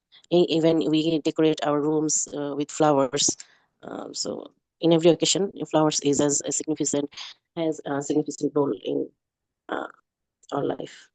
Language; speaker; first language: English; non-native, learner; Bangla